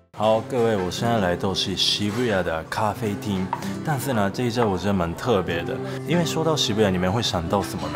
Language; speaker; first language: Chinese; non-native, fluent; Japanese